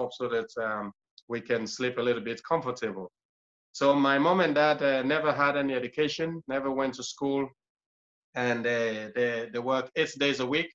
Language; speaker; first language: English; non-native, local second language; Krio